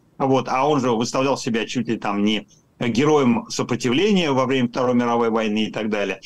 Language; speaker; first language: Russian; native; Russian